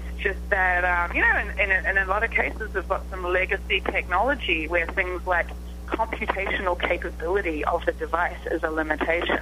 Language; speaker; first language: English; native; English